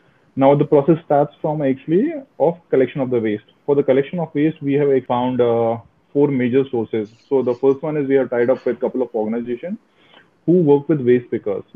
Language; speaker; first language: English; non-native, local second language; Kashmiri